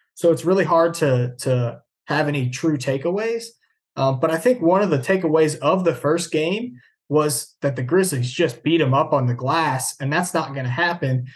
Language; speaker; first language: English; native; English